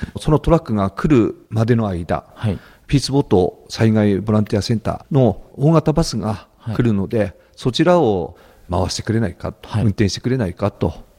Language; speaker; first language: Japanese; native; Japanese